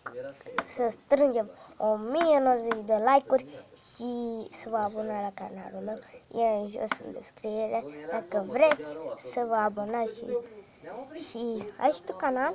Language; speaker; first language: Romanian; early bilingual, heritage; Romanian